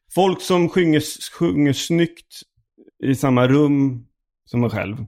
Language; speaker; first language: Swedish; early bilingual, heritage; Swedish